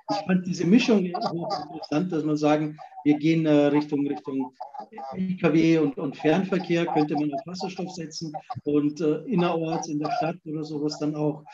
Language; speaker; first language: German; native; German